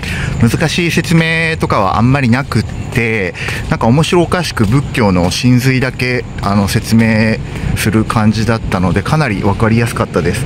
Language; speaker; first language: Japanese; native; Japanese